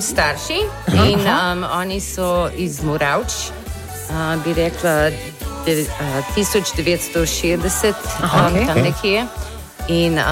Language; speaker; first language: Slovenian; early bilingual, heritage; Slovenian